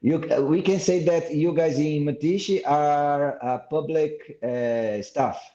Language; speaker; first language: English; non-native, fluent; Portuguese